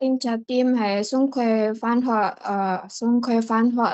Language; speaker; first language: Cantonese; non-native, learner; Indonesian